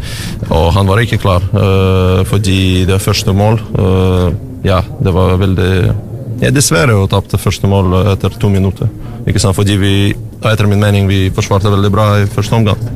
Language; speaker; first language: Norwegian; non-native, learner; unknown